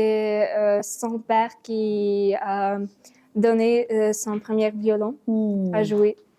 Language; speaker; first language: French; non-native, learner; Ukrainian